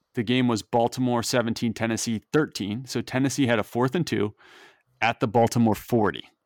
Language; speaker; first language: English; native; English